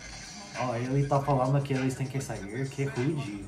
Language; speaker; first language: Portuguese; non-native, learner; English